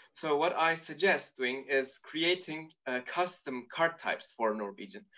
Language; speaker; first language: English; non-native, fluent; Turkish